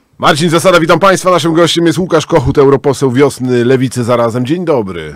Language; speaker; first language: Polish; native; Polish